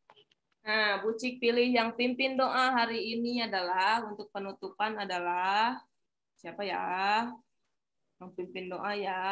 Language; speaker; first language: Indonesian; native; Indonesian